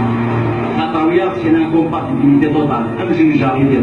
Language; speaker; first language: French; non-native, local second language; Kabyle